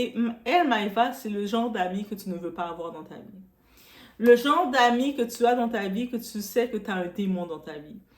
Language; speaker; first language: French; non-native, local second language; Arabic